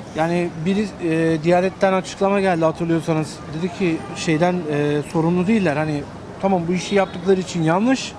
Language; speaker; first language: Turkish; native; Turkish